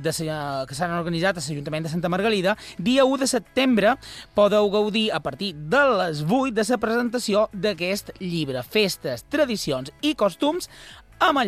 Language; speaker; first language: Catalan; native; Catalan